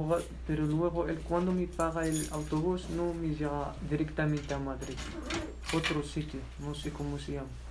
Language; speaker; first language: Spanish; non-native, learner; Berber languages